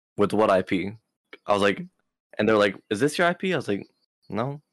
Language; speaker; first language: English; native; English